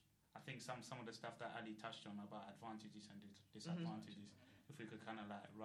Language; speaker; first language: English; non-native, local second language; Akan